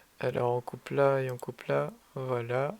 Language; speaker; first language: French; native; French